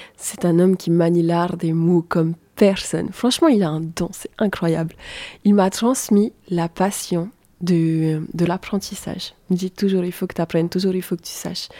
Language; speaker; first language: French; native; French